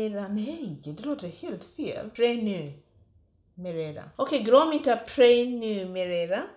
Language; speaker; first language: Swedish; non-native, fluent; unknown